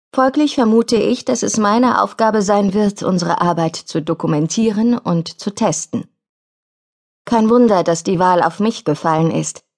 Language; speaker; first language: German; native; German